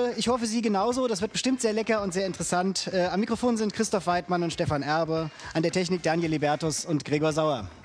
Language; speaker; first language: German; native; German